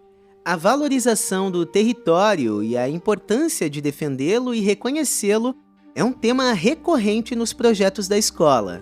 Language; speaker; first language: Portuguese; native; Portuguese